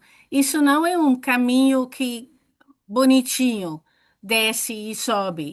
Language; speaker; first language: Portuguese; non-native, fluent; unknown